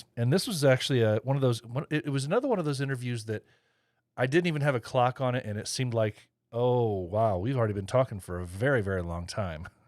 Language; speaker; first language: English; native; English